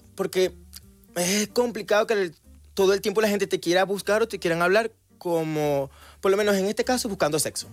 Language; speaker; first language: Spanish; native; Spanish